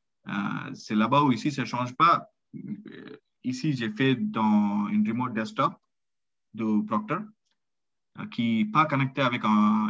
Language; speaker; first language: French; non-native, learner; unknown